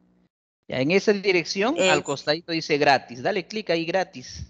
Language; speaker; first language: Spanish; native; Spanish